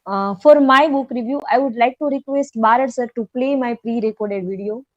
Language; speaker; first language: English; non-native, local second language; Gujarati